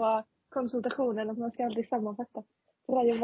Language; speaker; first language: Swedish; non-native, fluent; Finnish